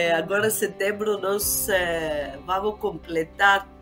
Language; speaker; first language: Portuguese; non-native, fluent; Greek